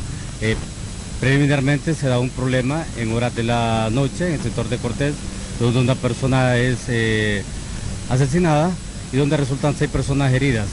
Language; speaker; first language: Spanish; native; Spanish